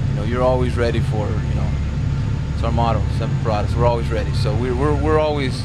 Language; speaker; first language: English; native; English